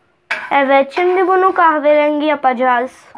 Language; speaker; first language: Turkish; non-native, learner; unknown